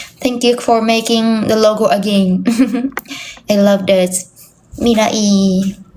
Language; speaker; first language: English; non-native, learner; Japanese